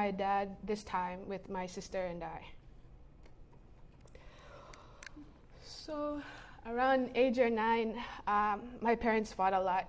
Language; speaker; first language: English; early bilingual, other home language; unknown